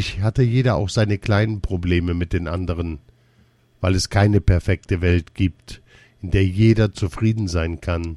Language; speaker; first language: German; early bilingual, other home language; Russian